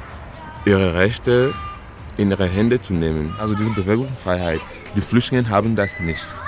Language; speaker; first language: German; non-native, learner; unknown